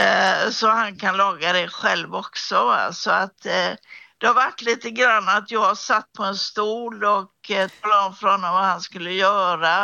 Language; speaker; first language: Swedish; native; Swedish